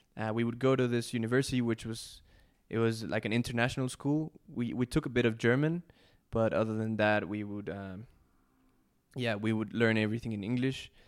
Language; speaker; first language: English; non-native, fluent; Spanish